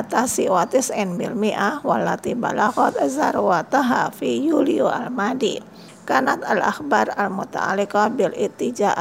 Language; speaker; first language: Arabic; non-native, learner; Indonesian